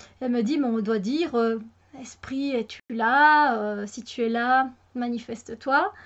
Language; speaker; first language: French; native; French